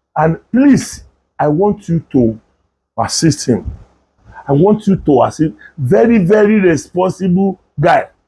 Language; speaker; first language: English; non-native, local second language; Yoruba